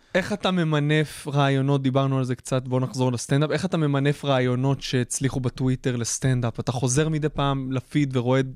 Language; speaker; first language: Hebrew; native; Hebrew